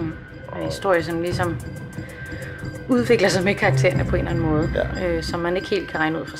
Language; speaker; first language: Danish; native; Danish